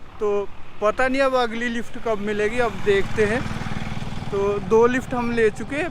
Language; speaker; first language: Hindi; native; Hindi